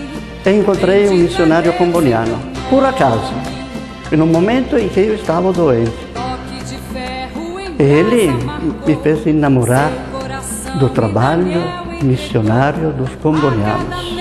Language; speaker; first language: Portuguese; non-native, fluent; Italian